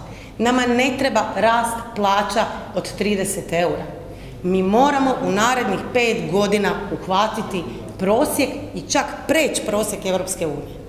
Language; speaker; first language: Croatian; native; Croatian